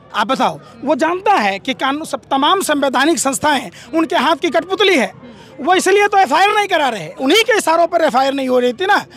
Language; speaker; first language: Hindi; native; Hindi